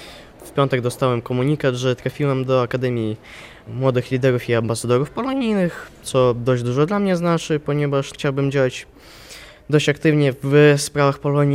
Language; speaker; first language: Polish; non-native, local second language; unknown